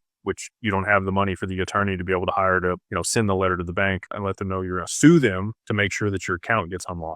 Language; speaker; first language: English; native; English